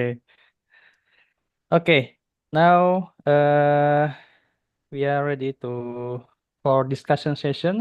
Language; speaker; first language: English; non-native, fluent; Indonesian